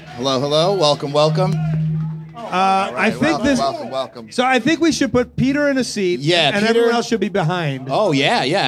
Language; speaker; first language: English; native; English